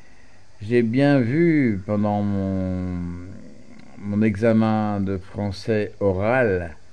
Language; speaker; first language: French; native; French